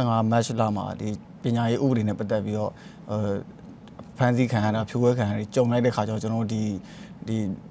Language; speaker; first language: Burmese; native; Burmese